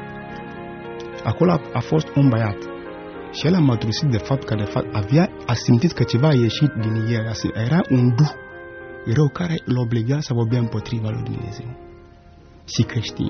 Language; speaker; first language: Romanian; non-native, fluent; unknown